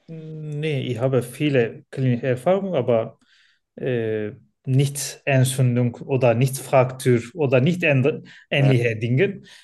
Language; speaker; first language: German; non-native, learner; Turkish